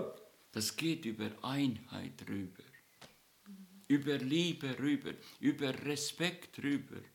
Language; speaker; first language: German; non-native, learner; Estonian